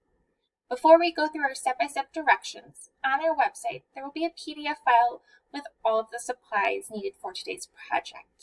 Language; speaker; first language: English; native; English